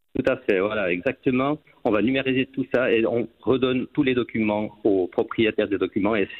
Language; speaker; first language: French; native; French